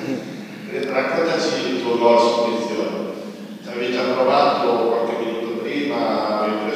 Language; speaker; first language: Italian; native; Italian